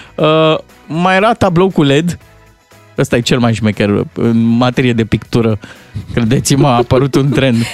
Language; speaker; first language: Romanian; native; Romanian